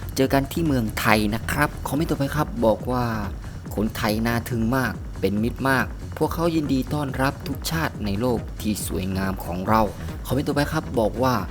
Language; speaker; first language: Thai; native; Thai